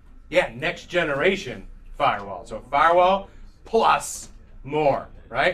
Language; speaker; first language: English; native; English